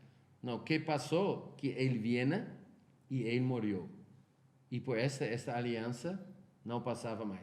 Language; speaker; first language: Spanish; non-native, fluent; Portuguese